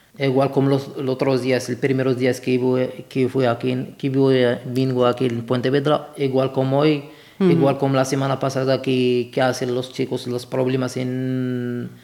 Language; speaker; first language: Spanish; non-native, learner; Arabic